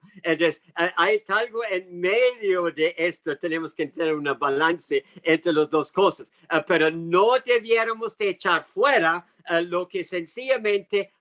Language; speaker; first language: Spanish; non-native, fluent; English